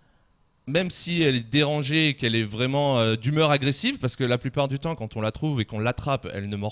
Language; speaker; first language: French; native; French